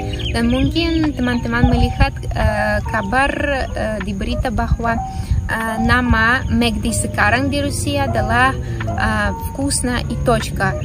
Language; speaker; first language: Indonesian; non-native, fluent; Russian